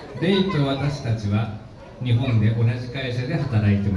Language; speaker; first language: Japanese; non-native, learner; Filipino